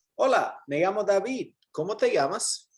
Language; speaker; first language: Spanish; non-native, fluent; English